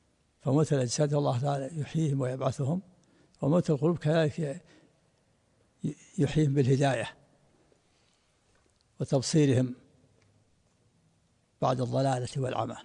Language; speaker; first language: Arabic; native; Arabic